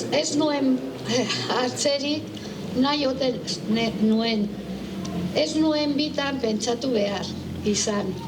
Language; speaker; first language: Basque; non-native, local second language; Spanish